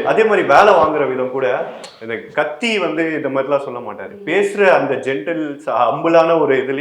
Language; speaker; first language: Tamil; native; Tamil